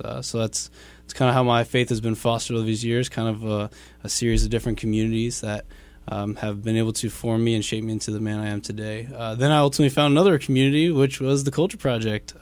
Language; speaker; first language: English; native; English